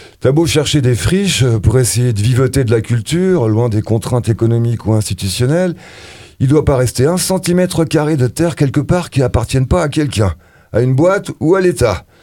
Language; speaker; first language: French; native; French